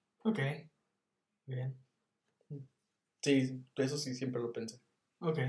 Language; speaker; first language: Spanish; native; Spanish